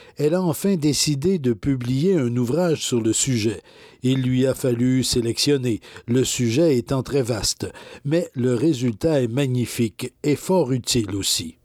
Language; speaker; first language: French; native; French